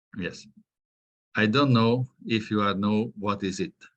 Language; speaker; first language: English; non-native, fluent; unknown